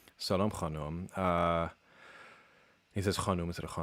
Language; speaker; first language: Persian; non-native, learner; English